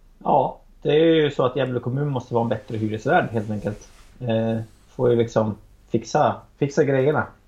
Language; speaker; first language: Swedish; native; Swedish